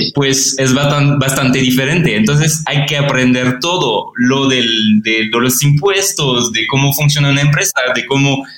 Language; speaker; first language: Spanish; non-native, fluent; French